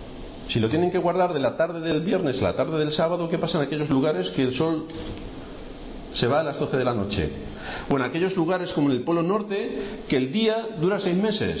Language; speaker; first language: Spanish; native; Spanish